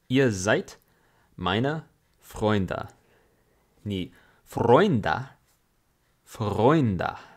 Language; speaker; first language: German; non-native, fluent; English